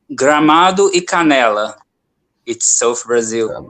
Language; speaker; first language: English; non-native, learner; Portuguese